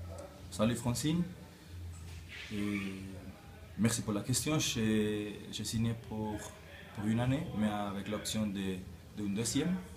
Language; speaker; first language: French; non-native, local second language; German